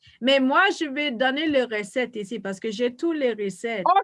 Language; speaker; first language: French; non-native, fluent; English